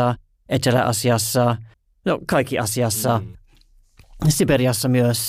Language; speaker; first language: Finnish; non-native, learner; English